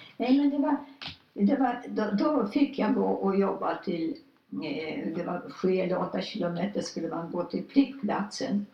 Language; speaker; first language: Swedish; non-native, fluent; Polish